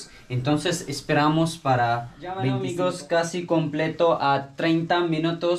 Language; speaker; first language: Spanish; non-native, learner; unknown